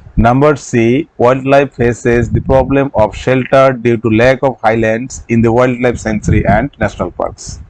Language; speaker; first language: English; non-native, local second language; Assamese